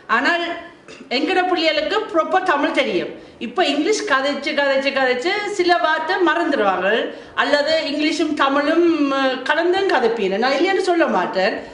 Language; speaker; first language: Tamil; non-native, fluent; German